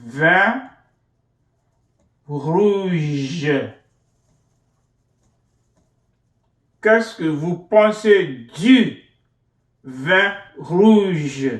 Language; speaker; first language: French; non-native, fluent; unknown